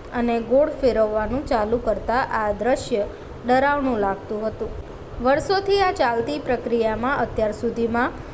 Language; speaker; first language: Gujarati; native; Gujarati